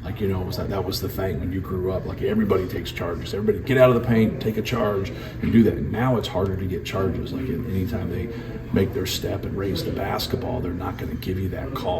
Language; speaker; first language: English; native; English